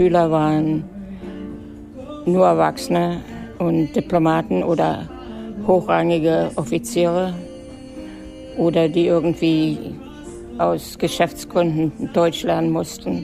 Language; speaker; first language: German; native; German